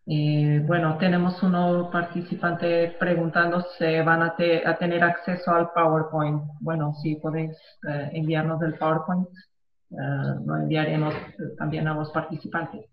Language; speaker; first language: Spanish; non-native, fluent; Portuguese